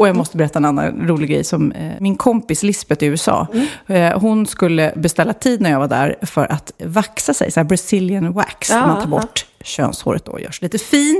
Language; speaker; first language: Swedish; native; Swedish